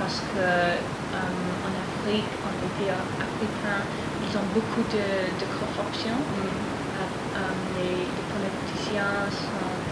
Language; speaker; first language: French; non-native, learner; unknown